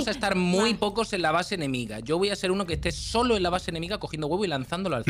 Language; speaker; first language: Spanish; native; Spanish